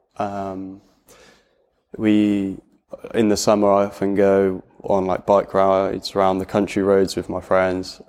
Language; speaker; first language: English; native; English